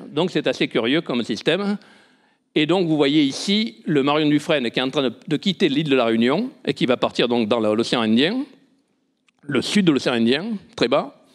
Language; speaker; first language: French; native; French